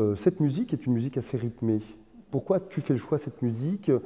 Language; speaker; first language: French; native; French